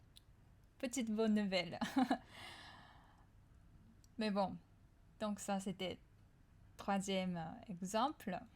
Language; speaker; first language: French; non-native, fluent; Japanese